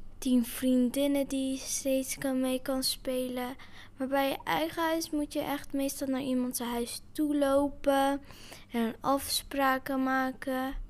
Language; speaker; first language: Dutch; early bilingual, other home language; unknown